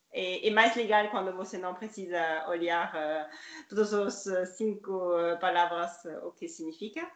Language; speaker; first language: Portuguese; non-native, learner; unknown